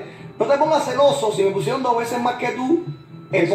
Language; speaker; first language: Spanish; native; Spanish